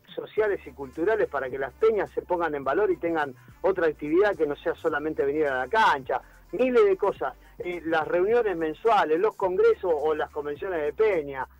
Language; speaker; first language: Spanish; native; Spanish